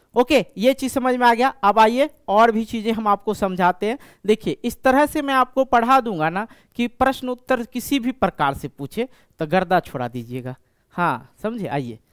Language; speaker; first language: Hindi; native; Hindi